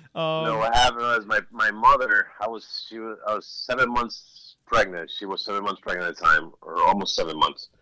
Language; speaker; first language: English; early bilingual, other home language; Spanish